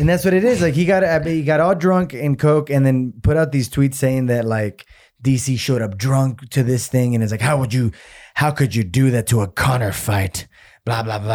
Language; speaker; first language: English; early bilingual, other home language; Spanish